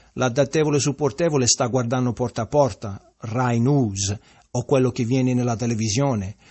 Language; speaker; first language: Italian; early bilingual, heritage; Italian